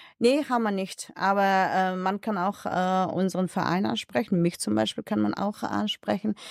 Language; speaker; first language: German; non-native, fluent; Mongolian